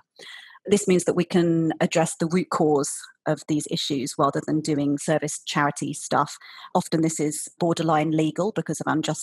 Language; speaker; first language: English; native; English